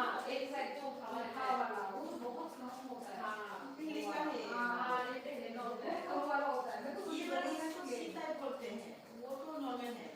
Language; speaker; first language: Hindi; non-native, local second language; Kok Borok